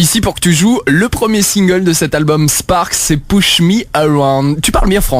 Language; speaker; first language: French; native; French